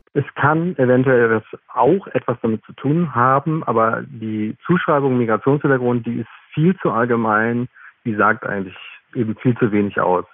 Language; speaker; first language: German; native; German